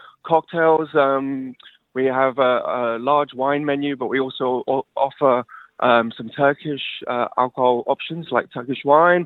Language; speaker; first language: English; native; English